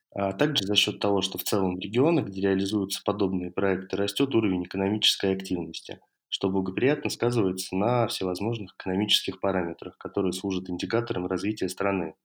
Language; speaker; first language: Russian; native; Russian